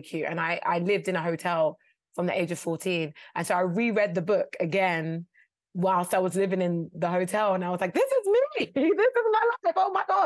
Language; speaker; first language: English; native; English